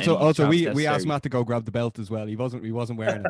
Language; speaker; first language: English; native; English